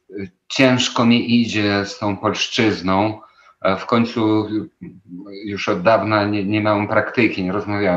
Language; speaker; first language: Polish; non-native, fluent; Ukrainian